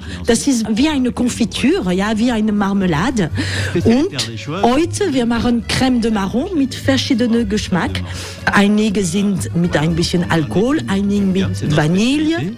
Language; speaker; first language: German; non-native, learner; French